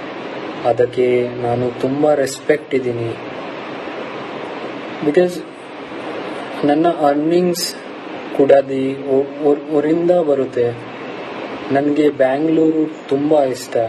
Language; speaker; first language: Kannada; non-native, learner; Hindi